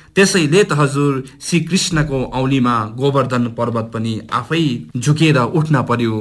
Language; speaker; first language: Nepali; native; Nepali